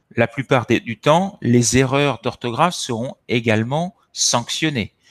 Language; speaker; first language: French; native; French